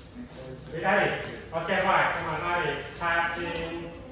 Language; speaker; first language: English; non-native, learner; Indonesian